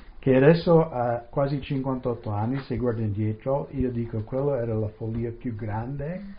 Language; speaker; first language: Italian; non-native, fluent; English